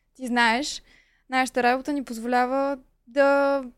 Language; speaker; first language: Bulgarian; native; Bulgarian